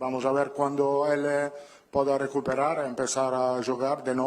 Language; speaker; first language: Portuguese; non-native, learner; Italian